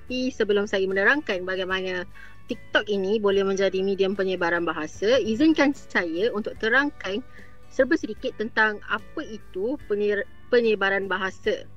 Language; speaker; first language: Malay; native; Malay